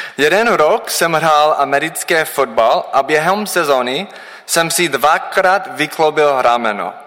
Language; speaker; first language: Czech; non-native, learner; English